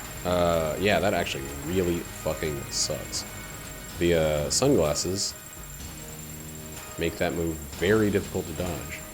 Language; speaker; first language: English; native; English